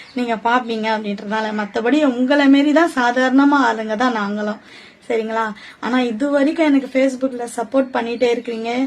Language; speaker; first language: Tamil; non-native, local second language; Urdu